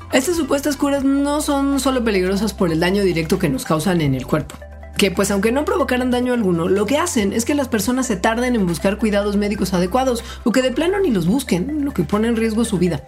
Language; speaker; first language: Spanish; native; Spanish